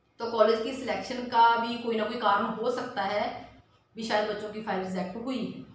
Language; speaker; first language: Hindi; non-native, local second language; Punjabi